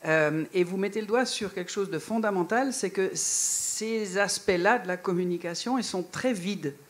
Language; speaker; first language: French; native; French